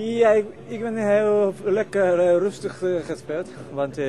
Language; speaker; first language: Dutch; non-native, learner; Japanese